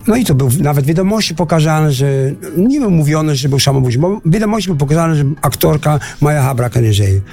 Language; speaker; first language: Polish; non-native, fluent; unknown